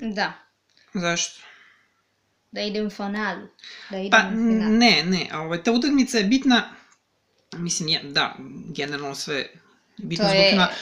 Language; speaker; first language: Serbian; native; Serbian